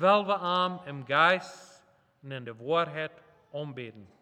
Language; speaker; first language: German; non-native, local second language; Plautdietsch